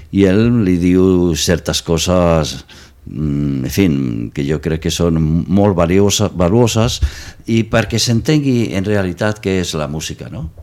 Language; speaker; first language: Catalan; non-native, local second language; Spanish